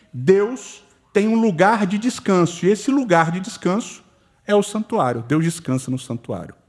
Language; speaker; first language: Portuguese; native; Portuguese